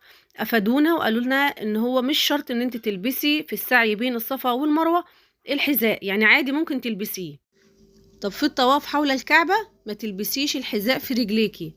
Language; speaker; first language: Arabic; native; Arabic